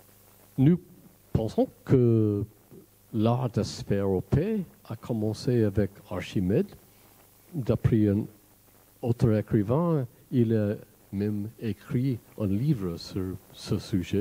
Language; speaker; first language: French; non-native, fluent; English